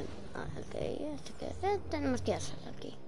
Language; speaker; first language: Spanish; early bilingual, heritage; English